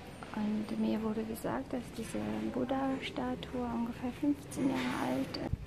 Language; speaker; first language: German; non-native, fluent; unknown